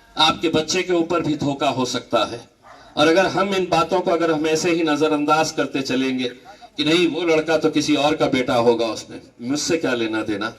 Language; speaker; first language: Hindi; non-native, local second language; Marathi